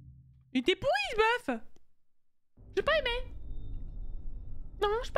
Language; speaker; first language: French; native; French